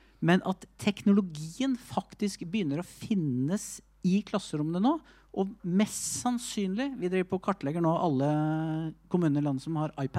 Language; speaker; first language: Norwegian; native; Norwegian